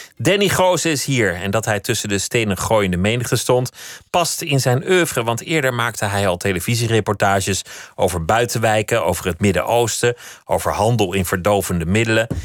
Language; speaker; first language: Dutch; native; Dutch